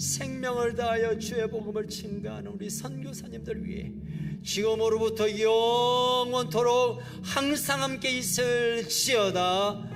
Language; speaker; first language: Korean; native; Korean